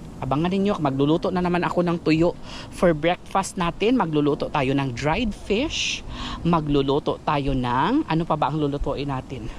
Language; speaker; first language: Filipino; non-native, local second language; Cebuano